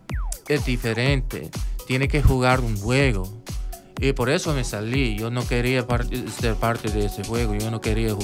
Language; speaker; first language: Spanish; early bilingual, heritage; English